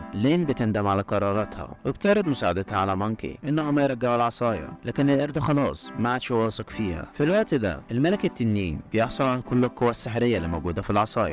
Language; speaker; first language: Arabic; native; Arabic